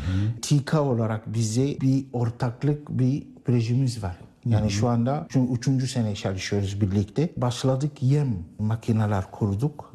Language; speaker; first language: Turkish; non-native, learner; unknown